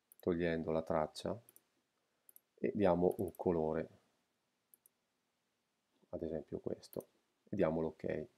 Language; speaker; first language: Italian; native; Italian